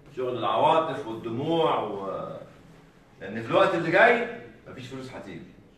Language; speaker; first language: Arabic; native; Arabic